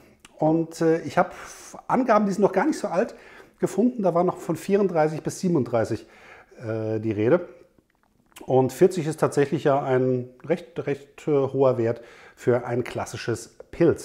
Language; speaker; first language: German; native; German